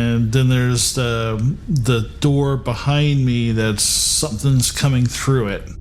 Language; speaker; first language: English; native; English